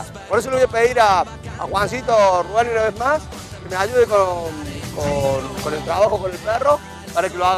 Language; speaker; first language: Spanish; native; Spanish